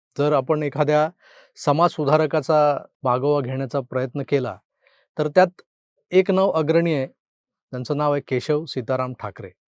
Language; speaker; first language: Marathi; native; Marathi